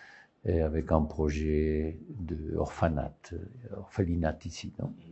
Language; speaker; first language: French; non-native, learner; Spanish